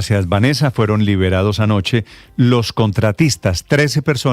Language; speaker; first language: Spanish; native; Spanish